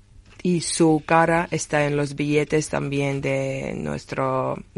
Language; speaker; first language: Spanish; non-native, learner; Georgian